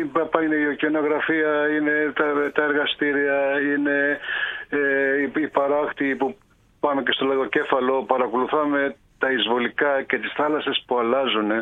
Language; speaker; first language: Greek; native; Greek